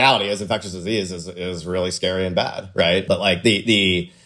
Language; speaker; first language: English; native; English